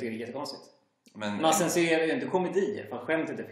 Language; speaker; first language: Swedish; native; Swedish